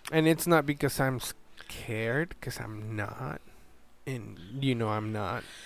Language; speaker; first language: English; non-native, fluent; Spanish